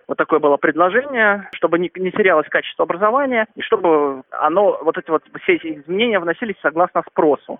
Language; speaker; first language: Russian; native; Russian